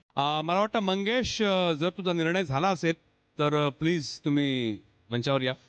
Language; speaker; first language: Marathi; native; Marathi